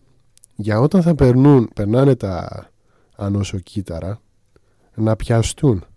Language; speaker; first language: Greek; native; Greek